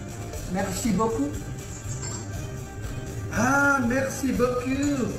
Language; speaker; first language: French; non-native, learner; Indonesian